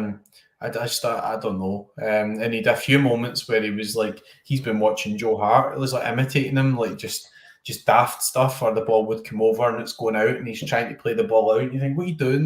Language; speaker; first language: English; native; English